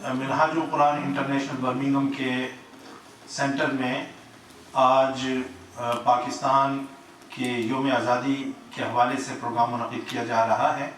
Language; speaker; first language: Urdu; native; Urdu